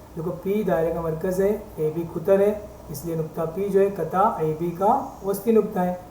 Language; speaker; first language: Urdu; native; Urdu